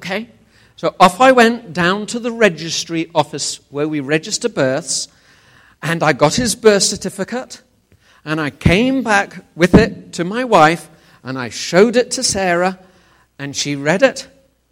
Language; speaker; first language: English; native; English